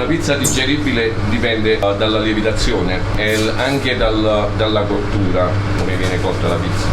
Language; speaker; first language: Italian; native; Italian